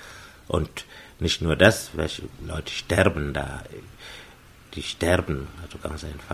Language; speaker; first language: German; non-native, fluent; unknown